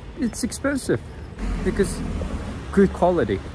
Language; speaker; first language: English; non-native, fluent; Korean